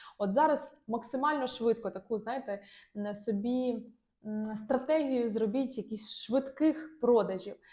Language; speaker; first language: Ukrainian; non-native, local second language; Russian